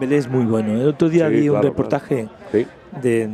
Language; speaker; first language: Spanish; native; Spanish